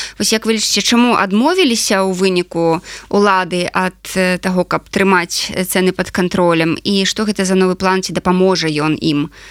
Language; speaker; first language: Belarusian; native; Belarusian